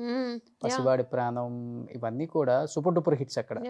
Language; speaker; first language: Telugu; native; Telugu